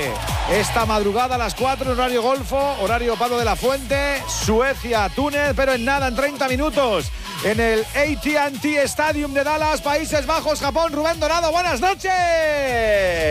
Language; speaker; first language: Spanish; native; Spanish